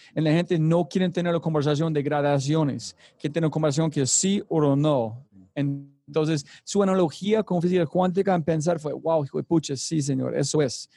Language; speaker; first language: Spanish; non-native, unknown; English